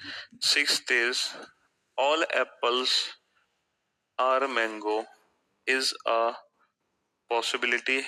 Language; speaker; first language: English; non-native, local second language; Hindi